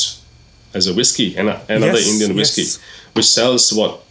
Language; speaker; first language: English; non-native, local second language; Konkani